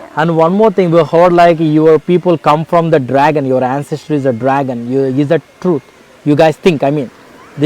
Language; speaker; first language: English; non-native, local second language; Telugu